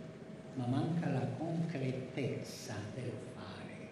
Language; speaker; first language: Italian; non-native, fluent; Spanish